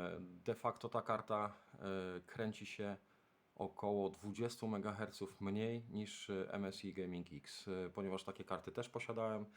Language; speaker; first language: Polish; native; Polish